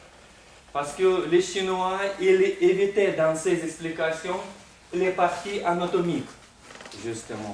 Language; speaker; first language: French; non-native, fluent; Russian